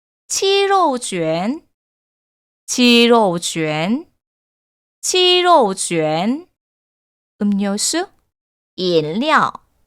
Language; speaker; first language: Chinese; non-native, fluent; Korean